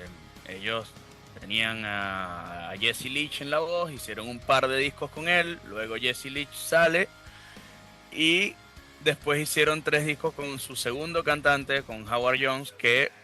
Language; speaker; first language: Spanish; native; Spanish